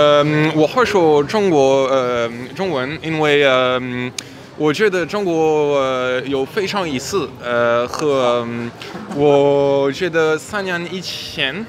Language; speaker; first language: Chinese; non-native, learner; French